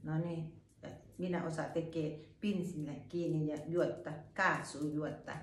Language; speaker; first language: Finnish; non-native, learner; Thai